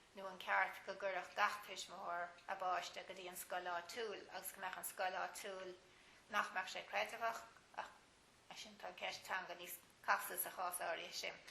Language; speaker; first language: Irish; native; Irish